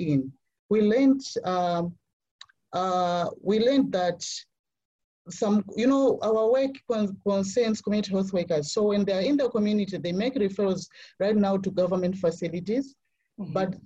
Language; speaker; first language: English; non-native, local second language; Nyanja